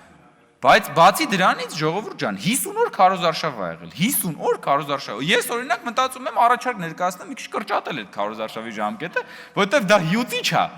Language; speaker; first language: Armenian; native; Armenian